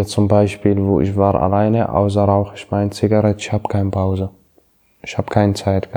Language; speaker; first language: German; non-native, learner; Arabic